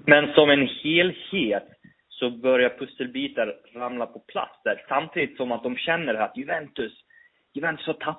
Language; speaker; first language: Swedish; native; Swedish